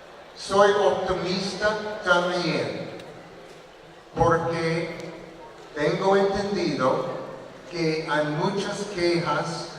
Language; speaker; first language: Spanish; non-native, learner; English